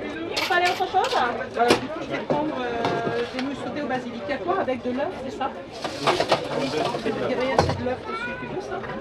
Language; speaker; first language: French; non-native, fluent; Thai